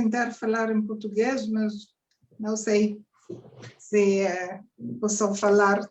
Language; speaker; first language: Portuguese; non-native, learner; Hebrew